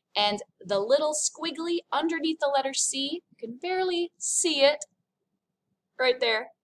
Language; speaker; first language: English; native; English